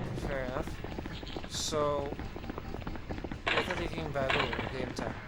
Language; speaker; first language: Welsh; non-native, local second language; English